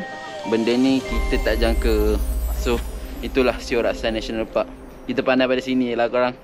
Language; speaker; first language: Malay; native; Malay